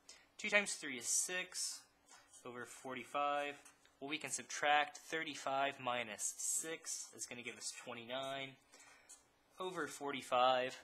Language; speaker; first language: English; native; English